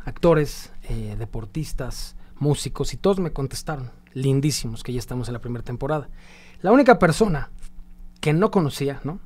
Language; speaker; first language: Spanish; native; Spanish